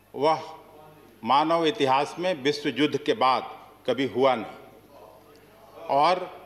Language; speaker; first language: Hindi; native; Hindi